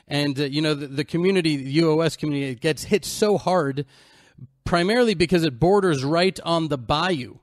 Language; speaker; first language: English; native; English